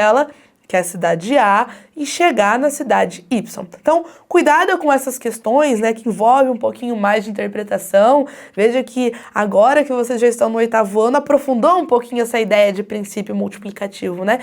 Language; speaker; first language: Portuguese; native; Portuguese